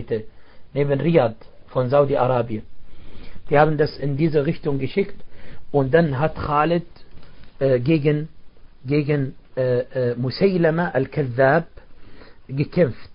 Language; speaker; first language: German; non-native, fluent; Arabic